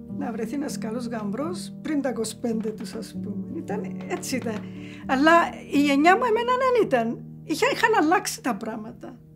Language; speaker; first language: Greek; native; Greek